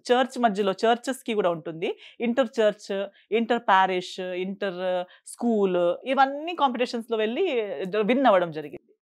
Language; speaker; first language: Telugu; non-native, fluent; Konkani